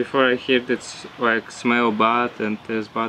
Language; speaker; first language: English; non-native, learner; Russian